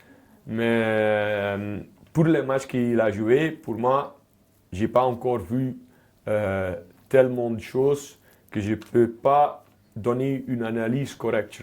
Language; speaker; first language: French; non-native, local second language; Dutch